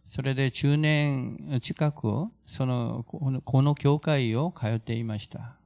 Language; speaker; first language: Japanese; non-native, fluent; Korean